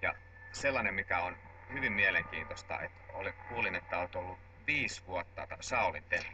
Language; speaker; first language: Finnish; native; Finnish